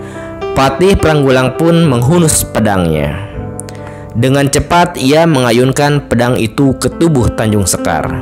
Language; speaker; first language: Indonesian; native; Indonesian